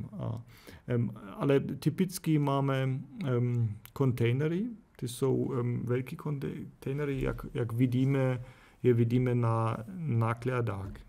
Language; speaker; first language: Czech; non-native, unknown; German